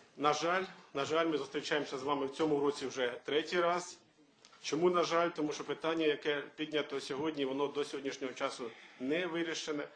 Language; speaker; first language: Ukrainian; native; Ukrainian